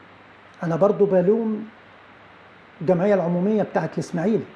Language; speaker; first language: Arabic; native; Arabic